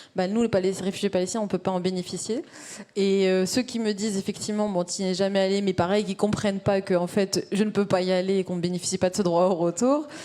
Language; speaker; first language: French; early bilingual, other home language; Arabic